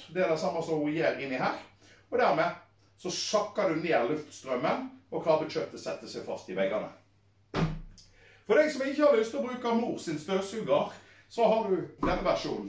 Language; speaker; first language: Norwegian; native; Norwegian